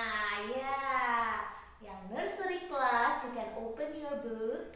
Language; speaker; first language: English; non-native, fluent; Indonesian